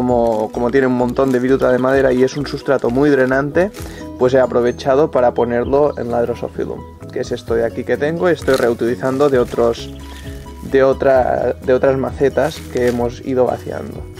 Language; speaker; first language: Spanish; native; Spanish